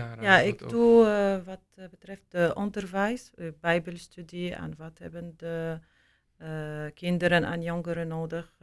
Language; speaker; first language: Dutch; non-native, learner; Arabic